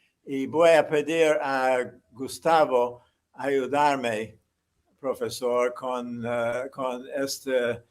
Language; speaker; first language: Spanish; non-native, fluent; English